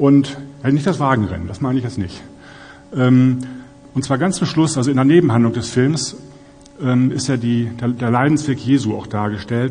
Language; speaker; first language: German; native; German